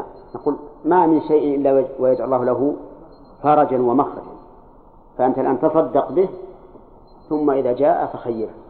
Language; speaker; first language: Arabic; native; Arabic